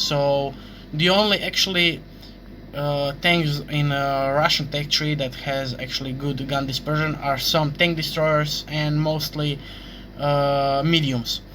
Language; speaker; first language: English; non-native, fluent; Croatian